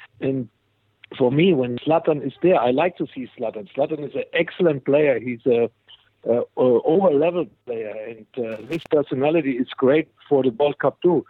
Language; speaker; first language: English; non-native, fluent; German